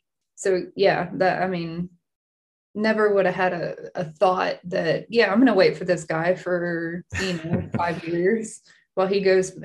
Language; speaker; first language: English; native; English